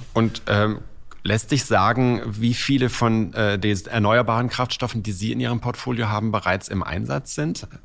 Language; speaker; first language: German; native; German